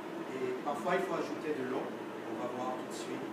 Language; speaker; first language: French; non-native, fluent; Hebrew